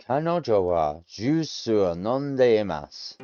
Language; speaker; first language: Japanese; non-native, learner; English